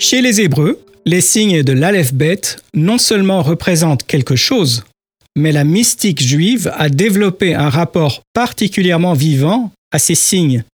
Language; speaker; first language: French; native; French